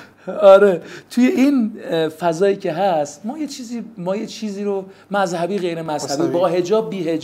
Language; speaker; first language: Persian; native; Persian